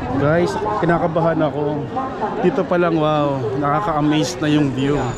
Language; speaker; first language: Filipino; native; Filipino